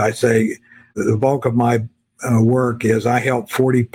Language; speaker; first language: English; native; English